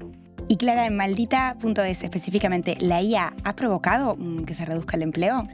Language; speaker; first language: Spanish; native; Spanish